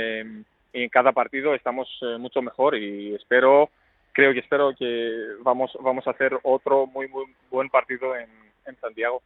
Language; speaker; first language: Spanish; non-native, fluent; Greek